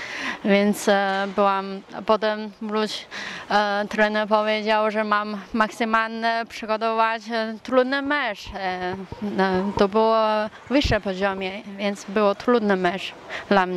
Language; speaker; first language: Polish; non-native, learner; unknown